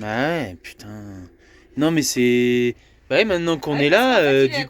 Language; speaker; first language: French; native; French